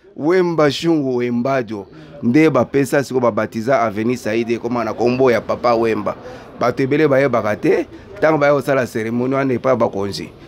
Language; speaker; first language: Lingala; native; Lingala